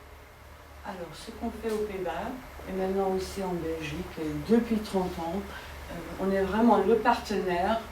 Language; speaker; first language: French; non-native, fluent; Dutch